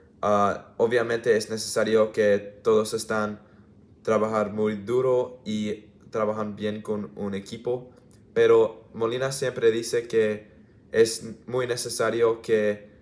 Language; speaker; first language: Spanish; non-native, learner; English